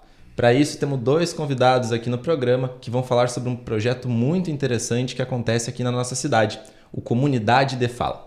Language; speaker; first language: Portuguese; native; Portuguese